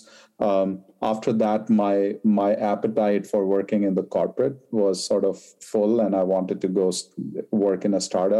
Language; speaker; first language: English; non-native, local second language; Hindi